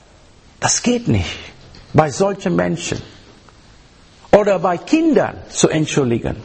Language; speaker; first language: German; non-native, fluent; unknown